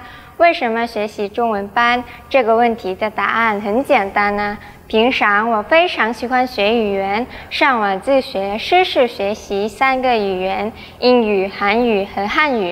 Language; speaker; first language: Chinese; non-native, learner; Thai